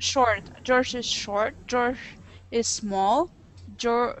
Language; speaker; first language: English; non-native, learner; Russian